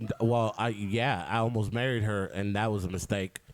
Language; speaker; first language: English; native; English